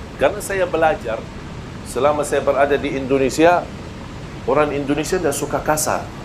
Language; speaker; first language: Malay; non-native, fluent; Arabic